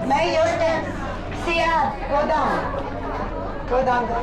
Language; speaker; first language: English; non-native, learner; Chinese